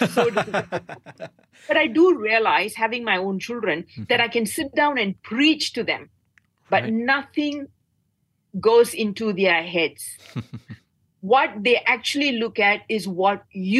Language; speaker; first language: English; non-native, local second language; Tamil